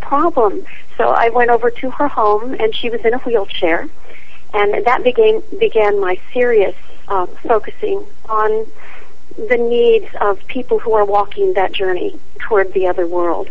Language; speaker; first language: English; native; English